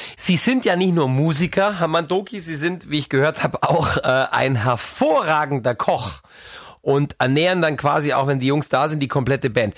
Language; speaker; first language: German; native; German